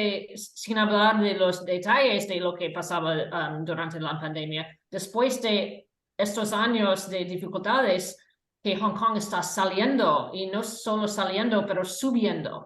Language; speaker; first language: Spanish; non-native, fluent; English